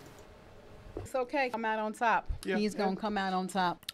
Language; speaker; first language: English; native; English